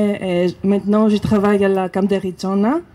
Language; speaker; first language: French; non-native, learner; Greek